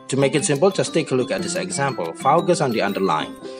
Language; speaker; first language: English; non-native, fluent; Indonesian